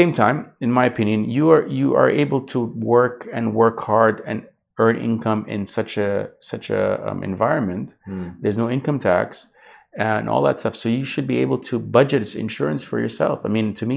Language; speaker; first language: English; native; English